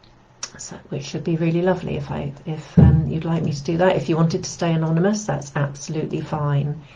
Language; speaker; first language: English; native; English